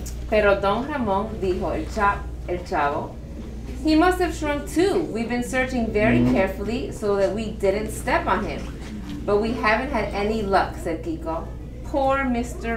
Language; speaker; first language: English; early bilingual, other home language; Spanish